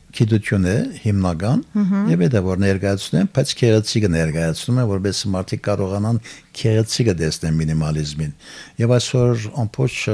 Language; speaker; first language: Armenian; early bilingual, heritage; Armenian